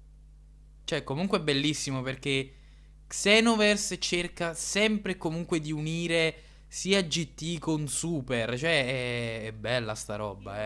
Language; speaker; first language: Italian; native; Italian